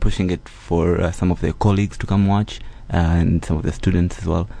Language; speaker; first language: English; non-native, local second language; Swahili